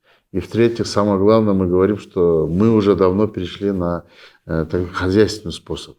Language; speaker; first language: Russian; non-native, local second language; Kyrgyz